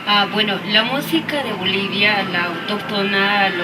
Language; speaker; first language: Spanish; native; Spanish